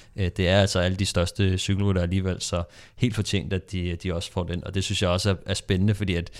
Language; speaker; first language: Danish; native; Danish